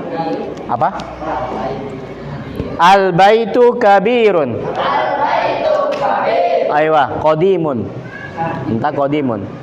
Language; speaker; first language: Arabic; non-native, fluent; Indonesian